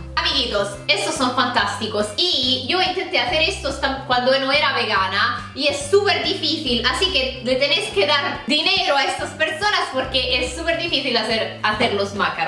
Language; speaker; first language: Spanish; non-native, fluent; Italian